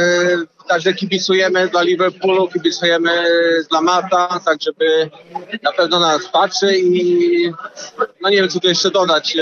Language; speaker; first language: Polish; early bilingual, heritage; Polish